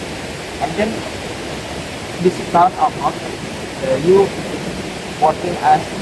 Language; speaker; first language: English; non-native, learner; Indonesian